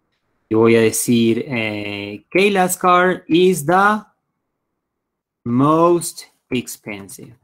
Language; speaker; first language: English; non-native, fluent; Spanish